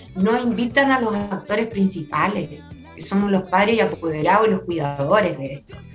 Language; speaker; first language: Spanish; native; Spanish